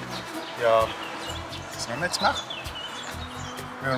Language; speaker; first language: German; native; German